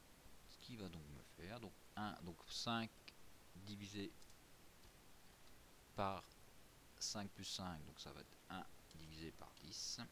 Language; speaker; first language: French; native; French